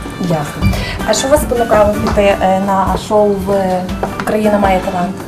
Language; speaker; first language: Ukrainian; native; Ukrainian